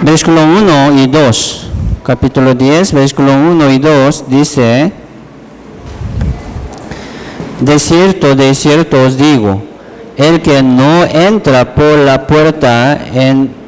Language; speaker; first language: Spanish; non-native, learner; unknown